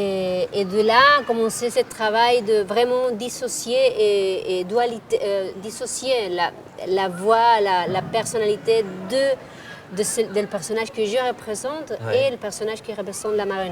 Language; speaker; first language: French; non-native, fluent; Spanish